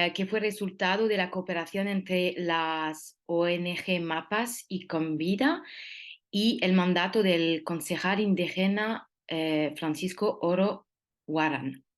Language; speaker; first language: Spanish; non-native, fluent; French